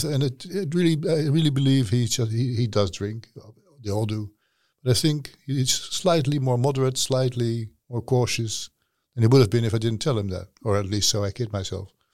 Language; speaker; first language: English; non-native, fluent; Dutch